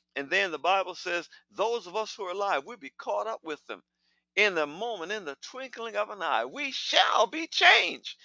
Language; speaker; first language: English; native; English